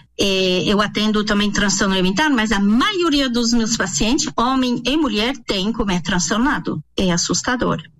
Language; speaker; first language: Portuguese; non-native, fluent; French